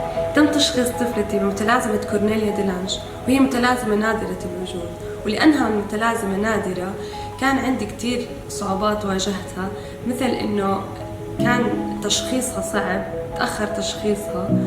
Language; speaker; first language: Arabic; native; Arabic